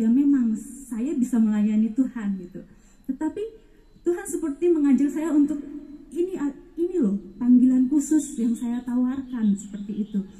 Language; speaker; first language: Indonesian; non-native, local second language; Batak Toba